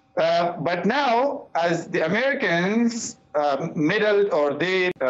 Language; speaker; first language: English; non-native, fluent; Persian